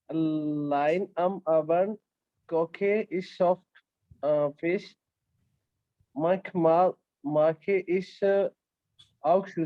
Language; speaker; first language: German; non-native, learner; Hindi